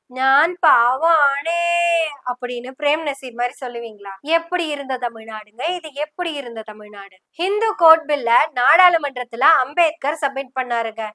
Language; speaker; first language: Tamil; non-native, local second language; Malayalam